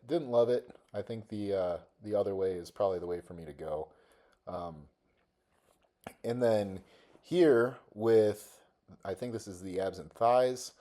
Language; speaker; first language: English; native; English